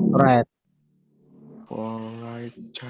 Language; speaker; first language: English; non-native, learner; Indonesian